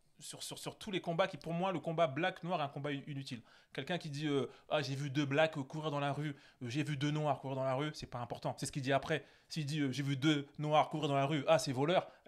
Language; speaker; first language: French; native; French